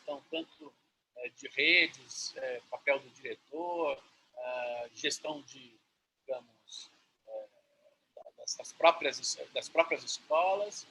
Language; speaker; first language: Portuguese; native; Portuguese